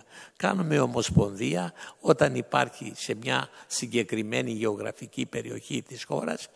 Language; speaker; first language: Greek; native; Greek